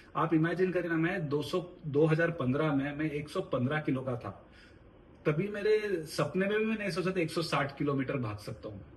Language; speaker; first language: Hindi; non-native, local second language; Marathi